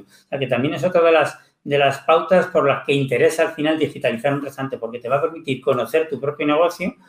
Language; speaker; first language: Spanish; native; Spanish